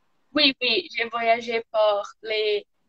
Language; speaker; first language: French; non-native, learner; Portuguese